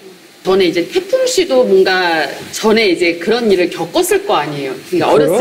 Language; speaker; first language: Korean; native; Korean